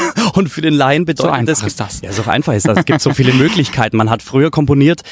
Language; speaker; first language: German; native; German